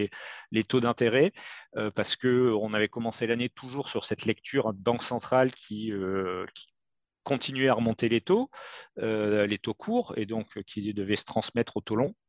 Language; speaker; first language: French; native; French